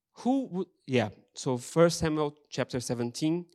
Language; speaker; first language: English; non-native, fluent; Portuguese